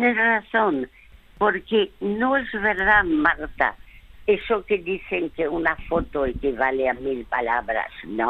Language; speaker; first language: Spanish; non-native, fluent; French